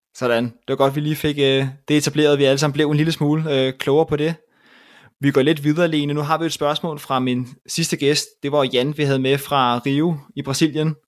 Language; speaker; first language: Danish; native; Danish